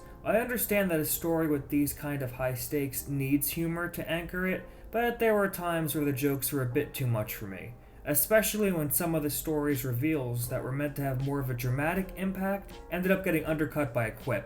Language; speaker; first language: English; native; English